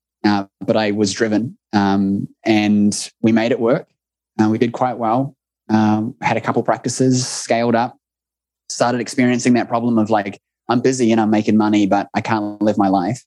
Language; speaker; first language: English; native; English